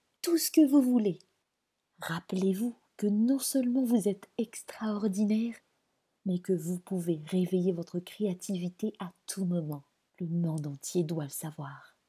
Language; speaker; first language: French; non-native, local second language; Malagasy